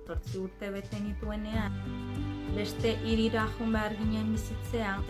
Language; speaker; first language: Basque; non-native, fluent; Arabic